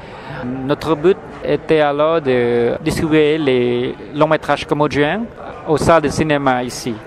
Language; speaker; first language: French; non-native, fluent; Khmer